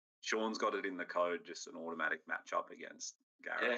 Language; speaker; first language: English; native; English